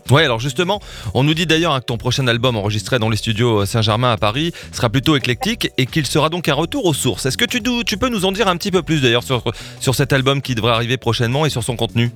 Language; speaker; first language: French; native; French